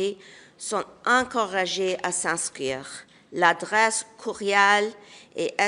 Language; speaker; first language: French; non-native, local second language; English